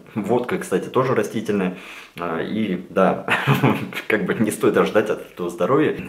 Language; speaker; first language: Russian; early bilingual, heritage; Russian